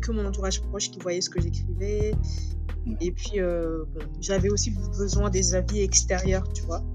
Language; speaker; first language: French; non-native, local second language; Wolof